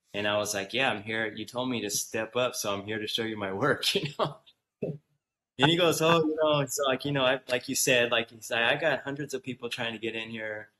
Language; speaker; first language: English; native; English